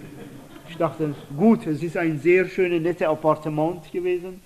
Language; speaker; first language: German; non-native, fluent; Persian